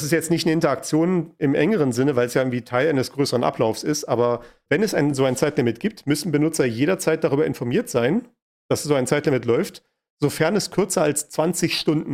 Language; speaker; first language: German; native; German